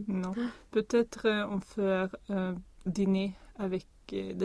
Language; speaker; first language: French; non-native, learner; Swedish